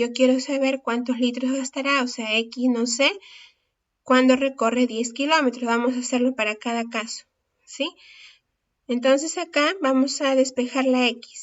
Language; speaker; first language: Spanish; native; Spanish